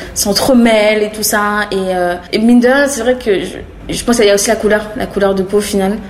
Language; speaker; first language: French; native; French